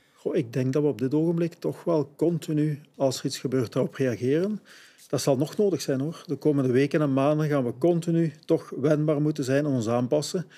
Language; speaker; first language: Dutch; native; Dutch